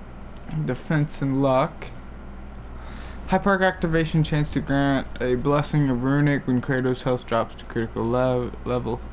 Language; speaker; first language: English; native; English